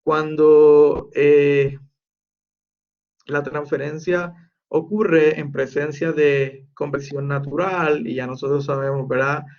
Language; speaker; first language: Spanish; native; Spanish